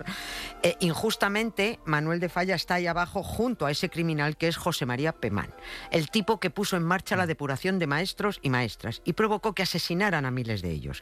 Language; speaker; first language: Spanish; native; Spanish